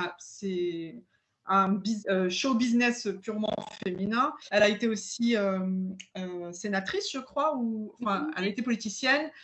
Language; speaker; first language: French; early bilingual, other home language; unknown